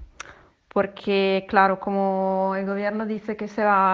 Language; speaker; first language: Spanish; non-native, fluent; Italian